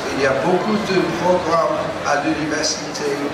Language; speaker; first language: French; non-native, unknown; English